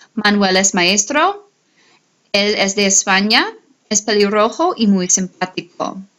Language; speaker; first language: Spanish; non-native, fluent; English